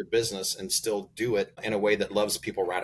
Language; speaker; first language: English; native; English